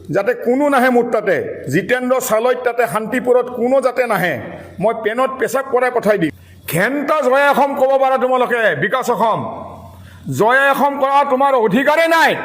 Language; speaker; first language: Assamese; native; Assamese